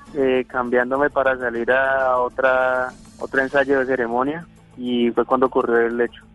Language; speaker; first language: Spanish; native; Spanish